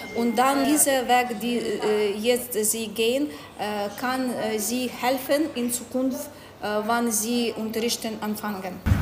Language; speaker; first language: German; non-native, learner; Ukrainian